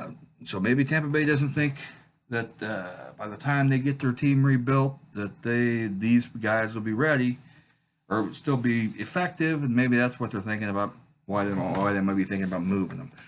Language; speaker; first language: English; native; English